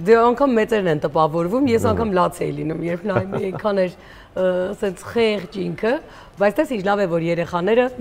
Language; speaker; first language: Armenian; native; Armenian